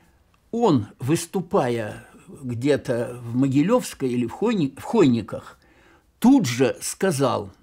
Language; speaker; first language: Russian; native; Russian